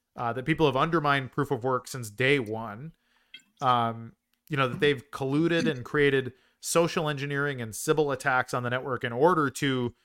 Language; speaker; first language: English; native; English